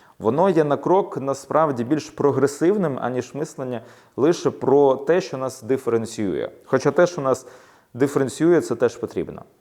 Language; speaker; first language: Ukrainian; non-native, local second language; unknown